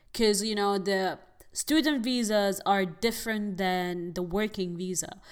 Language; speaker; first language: English; non-native, fluent; Arabic